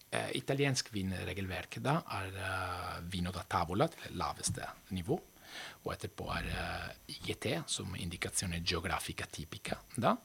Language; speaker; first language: Norwegian; non-native, fluent; Italian